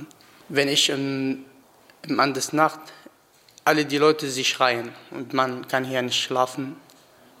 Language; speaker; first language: German; non-native, learner; Arabic